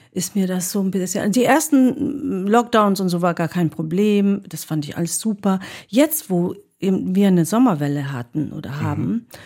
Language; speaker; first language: German; early bilingual, other home language; Greek